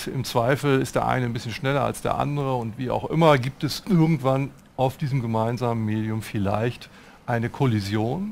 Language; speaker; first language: German; native; German